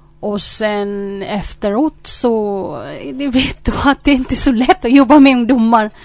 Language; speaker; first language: Swedish; non-native, fluent; Filipino